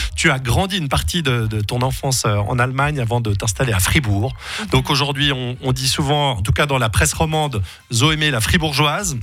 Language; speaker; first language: French; native; French